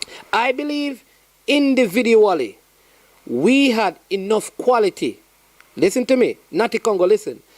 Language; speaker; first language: English; non-native, local second language; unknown